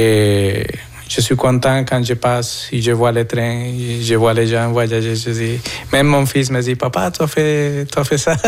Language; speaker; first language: French; non-native, fluent; Spanish